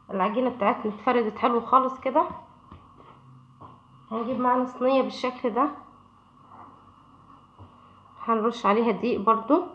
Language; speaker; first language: Arabic; native; Arabic